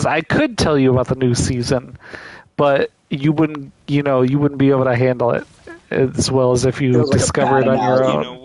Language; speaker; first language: English; native; English